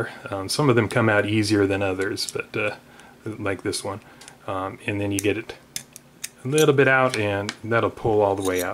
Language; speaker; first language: English; native; English